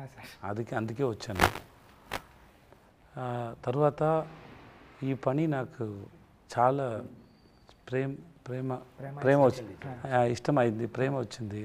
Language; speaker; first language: Telugu; non-native, learner; Tamil